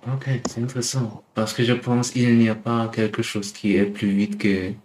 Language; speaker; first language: French; non-native, learner; German